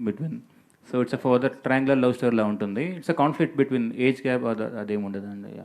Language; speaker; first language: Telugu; native; Telugu